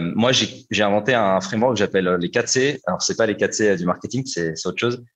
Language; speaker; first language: French; native; French